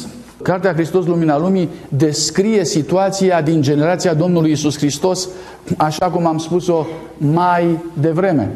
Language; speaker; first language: Romanian; native; Romanian